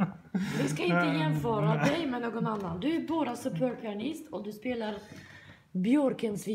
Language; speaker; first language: Swedish; non-native, fluent; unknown